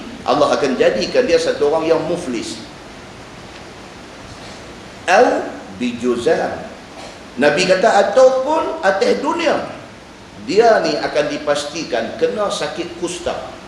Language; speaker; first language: Malay; native; Malay